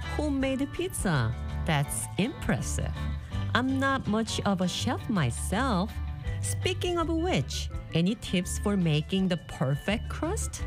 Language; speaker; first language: English; non-native, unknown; Korean